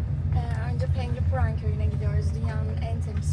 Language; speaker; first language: Turkish; native; Turkish